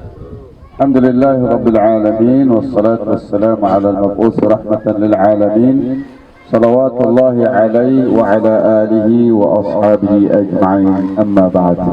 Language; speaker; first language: Arabic; non-native, fluent; Indonesian